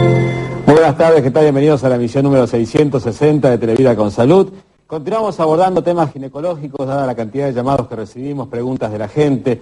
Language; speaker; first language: Spanish; native; Spanish